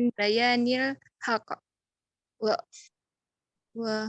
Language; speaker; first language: Arabic; non-native, learner; Indonesian